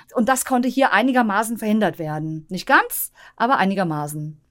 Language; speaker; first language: German; native; German